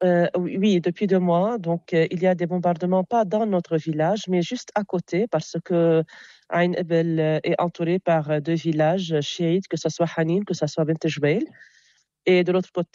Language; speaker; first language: French; non-native, local second language; Arabic